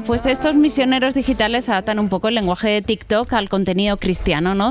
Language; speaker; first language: Spanish; native; Spanish